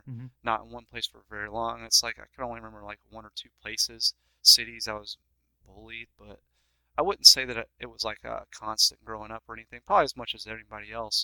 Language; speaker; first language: English; native; English